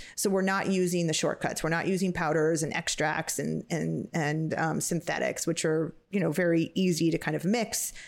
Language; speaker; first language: English; native; English